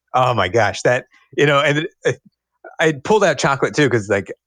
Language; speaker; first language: English; native; English